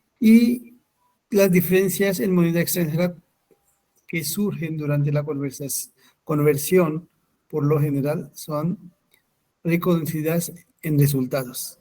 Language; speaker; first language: Spanish; non-native, fluent; Hindi